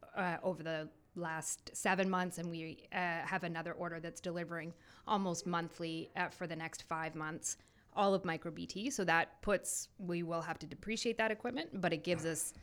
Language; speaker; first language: English; native; English